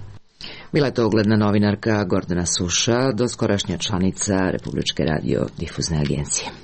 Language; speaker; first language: Serbian; native; Serbian